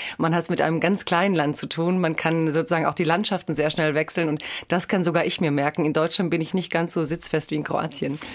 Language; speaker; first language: German; early bilingual, other home language; Croatian